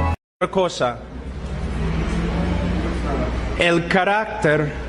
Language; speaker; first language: Spanish; non-native, fluent; English